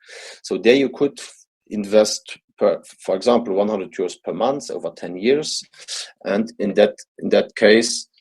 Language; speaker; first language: English; non-native, fluent; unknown